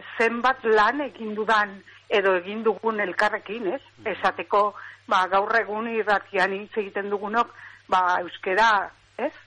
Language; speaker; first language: Basque; non-native, local second language; Spanish